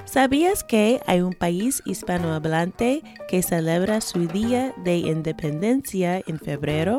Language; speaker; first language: Spanish; non-native, fluent; English